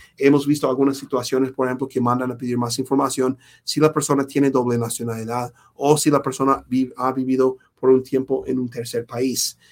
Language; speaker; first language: Spanish; non-native, fluent; English